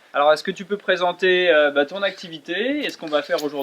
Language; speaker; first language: French; native; French